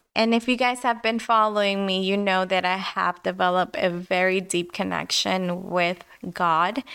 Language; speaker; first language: English; early bilingual, other home language; Spanish